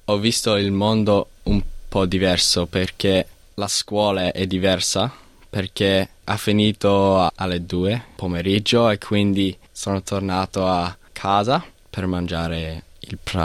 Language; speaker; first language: Italian; non-native, learner; English